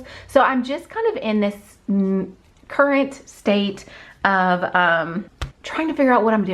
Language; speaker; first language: English; native; English